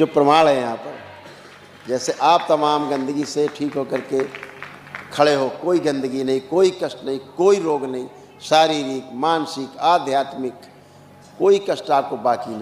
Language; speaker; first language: Hindi; native; Hindi